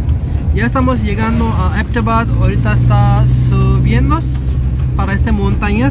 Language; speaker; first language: Spanish; non-native, learner; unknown